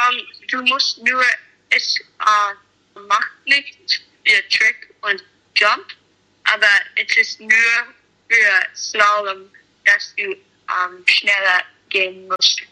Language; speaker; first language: German; non-native, learner; English